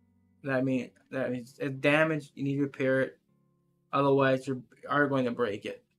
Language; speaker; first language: English; native; English